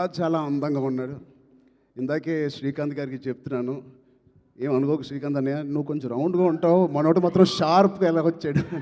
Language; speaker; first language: Telugu; native; Telugu